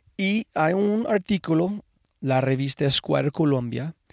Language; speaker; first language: Spanish; non-native, learner; English